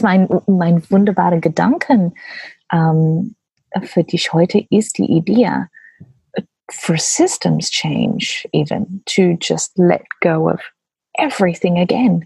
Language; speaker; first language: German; non-native, learner; English